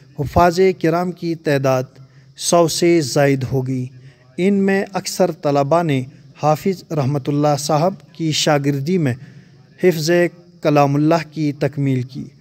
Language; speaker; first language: Urdu; non-native, local second language; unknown